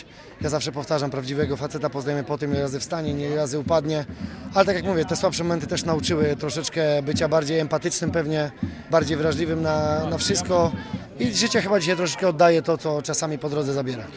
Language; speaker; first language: Polish; native; Polish